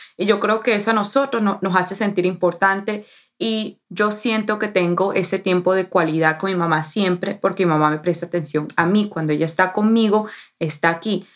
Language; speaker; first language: Spanish; early bilingual, heritage; Spanish